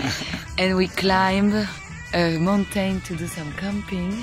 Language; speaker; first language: English; non-native, learner; French